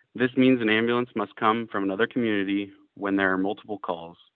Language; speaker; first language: English; native; English